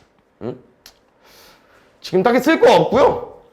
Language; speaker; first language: Korean; native; Korean